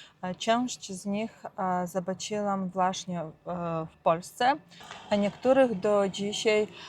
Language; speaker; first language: Polish; non-native, learner; Ukrainian